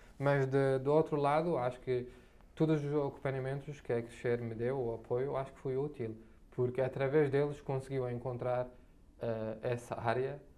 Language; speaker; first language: Portuguese; non-native, fluent; Arabic